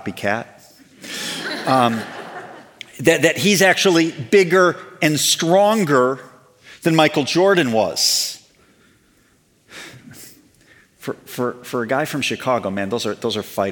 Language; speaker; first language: English; native; English